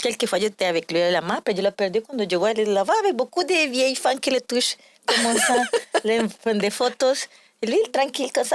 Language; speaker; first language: French; non-native, learner; Spanish